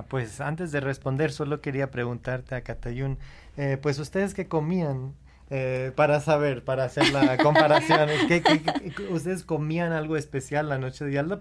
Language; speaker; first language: Spanish; non-native, fluent; English